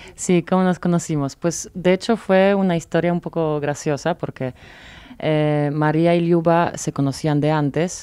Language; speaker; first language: Spanish; non-native, fluent; Polish